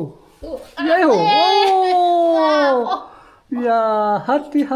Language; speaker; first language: English; non-native, learner; Indonesian